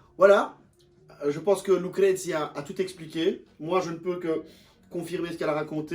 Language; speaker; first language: French; native; French